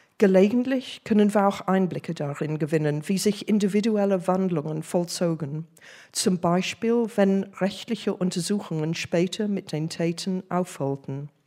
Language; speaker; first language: German; non-native, fluent; English